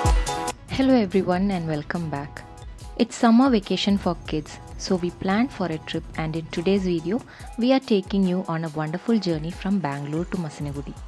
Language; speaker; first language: English; non-native, local second language; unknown